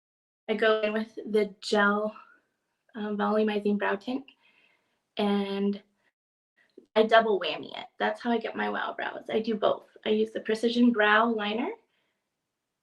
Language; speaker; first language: English; native; English